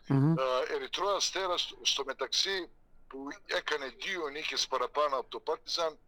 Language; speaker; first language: Greek; non-native, fluent; Serbian